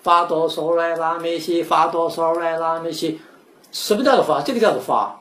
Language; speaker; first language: Chinese; native; Chinese